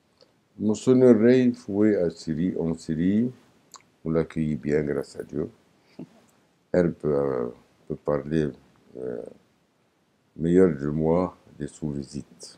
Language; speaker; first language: French; non-native, learner; Arabic